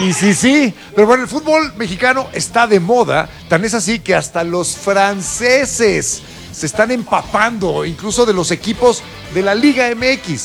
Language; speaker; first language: Spanish; native; Spanish